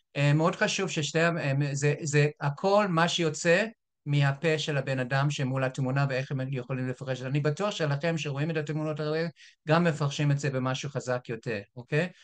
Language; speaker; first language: Hebrew; non-native, fluent; English